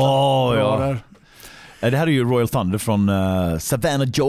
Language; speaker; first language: Swedish; native; Swedish